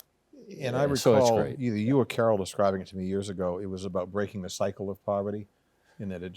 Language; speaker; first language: English; native; English